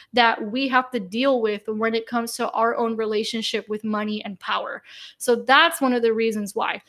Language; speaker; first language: English; native; English